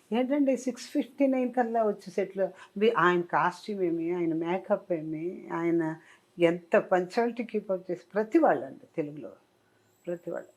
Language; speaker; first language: Telugu; native; Telugu